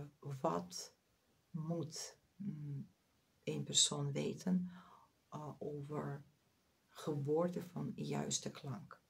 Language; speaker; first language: Dutch; non-native, fluent; Russian